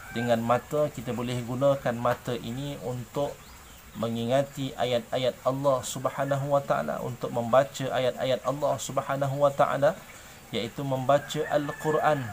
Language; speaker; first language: Malay; native; Malay